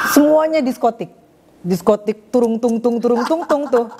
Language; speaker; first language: Indonesian; native; Indonesian